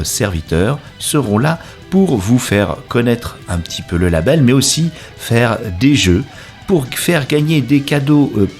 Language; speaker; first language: French; native; French